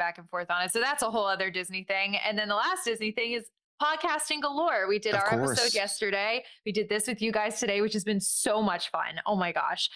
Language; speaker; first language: English; native; English